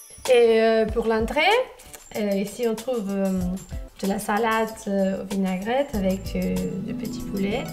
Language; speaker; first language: French; non-native, fluent; Spanish